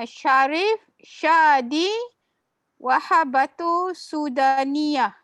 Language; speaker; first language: Arabic; non-native, learner; Malay